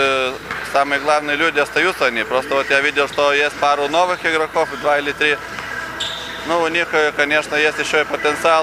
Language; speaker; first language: Russian; non-native, fluent; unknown